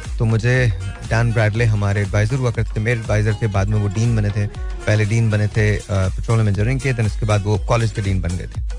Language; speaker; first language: Urdu; native; Urdu